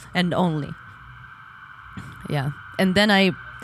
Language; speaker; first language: English; non-native, fluent; Ukrainian